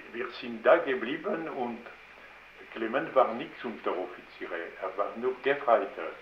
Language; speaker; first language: German; non-native, fluent; French